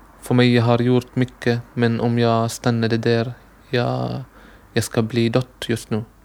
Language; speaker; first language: Swedish; non-native, learner; Arabic